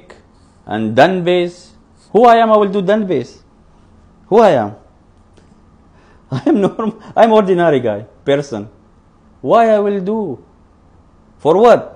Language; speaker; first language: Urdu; non-native, learner; Arabic